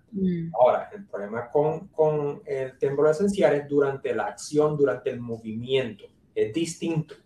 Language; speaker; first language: Spanish; native; Spanish